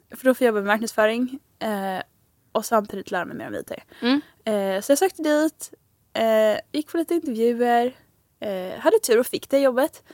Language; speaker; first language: Swedish; native; Swedish